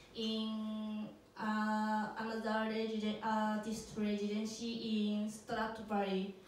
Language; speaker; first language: English; non-native, learner; Japanese